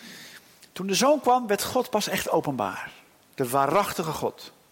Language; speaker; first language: Dutch; native; Dutch